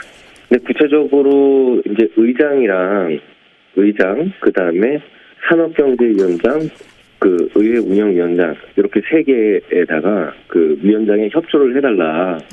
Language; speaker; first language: Korean; native; Korean